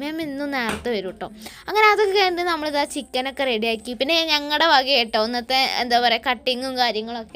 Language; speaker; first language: Malayalam; native; Malayalam